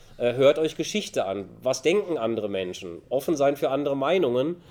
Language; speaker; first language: German; native; German